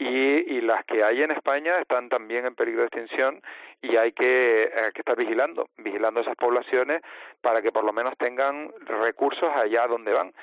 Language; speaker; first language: Spanish; native; Spanish